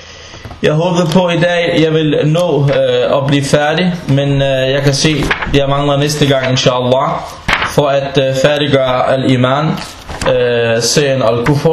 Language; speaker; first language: Danish; non-native, fluent; Arabic